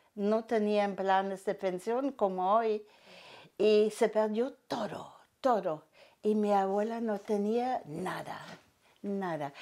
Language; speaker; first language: Spanish; non-native, fluent; German